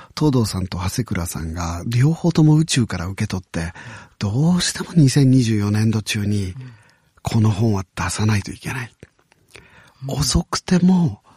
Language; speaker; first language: Japanese; native; Japanese